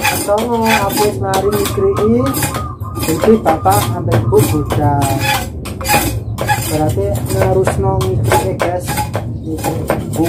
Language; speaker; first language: Indonesian; non-native, local second language; Javanese